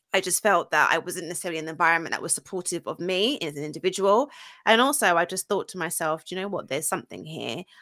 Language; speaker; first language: English; native; English